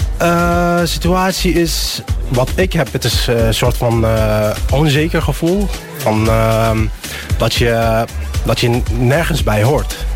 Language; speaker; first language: Dutch; non-native, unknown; Arabic